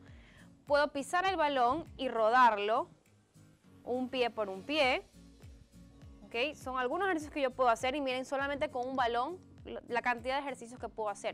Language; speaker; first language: Spanish; native; Spanish